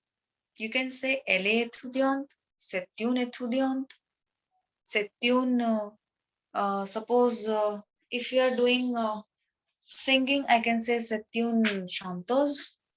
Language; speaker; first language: French; non-native, fluent; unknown